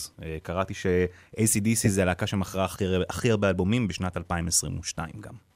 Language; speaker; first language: Hebrew; native; Hebrew